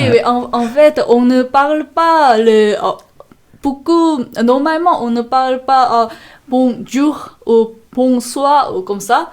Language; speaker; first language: French; non-native, learner; Korean